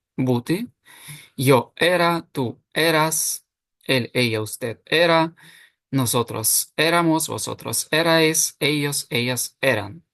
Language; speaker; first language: Spanish; non-native, fluent; Ukrainian